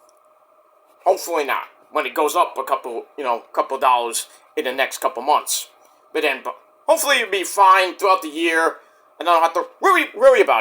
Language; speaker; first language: English; native; English